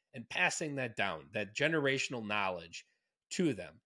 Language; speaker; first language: English; native; English